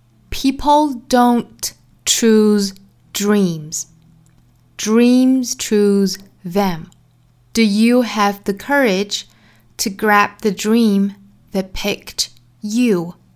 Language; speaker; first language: English; non-native, fluent; Chinese